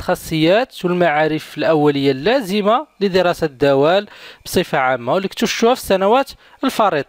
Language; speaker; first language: Arabic; native; Arabic